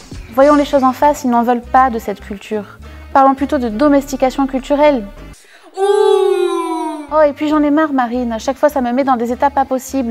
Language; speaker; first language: French; native; French